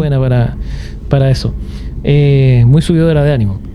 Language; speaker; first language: Spanish; native; Spanish